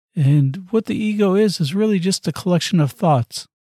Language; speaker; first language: English; native; English